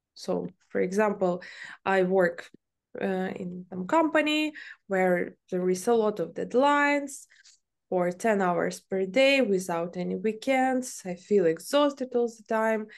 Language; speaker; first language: English; non-native, fluent; Ukrainian